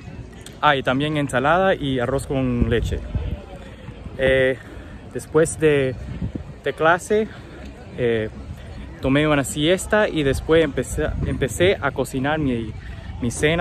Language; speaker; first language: Spanish; non-native, learner; English